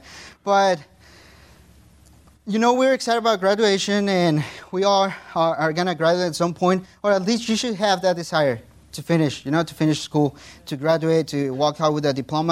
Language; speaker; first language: English; non-native, fluent; Spanish